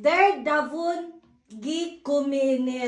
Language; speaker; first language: German; non-native, learner; Filipino